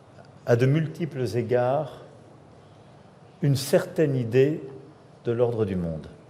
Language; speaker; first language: French; native; French